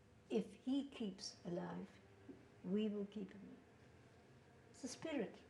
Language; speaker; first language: English; native; English